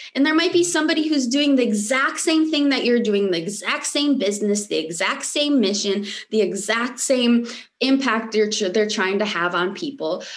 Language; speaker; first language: English; early bilingual, other home language; Romanian